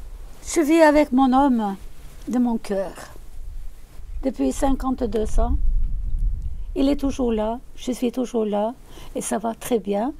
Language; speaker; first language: French; non-native, fluent; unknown